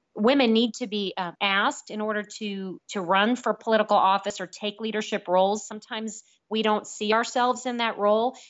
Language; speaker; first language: English; native; English